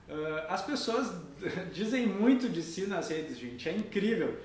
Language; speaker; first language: Portuguese; native; Portuguese